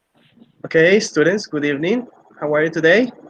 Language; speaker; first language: English; non-native, fluent; Spanish